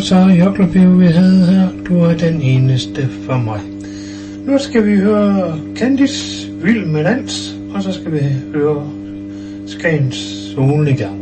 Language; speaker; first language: Danish; native; Danish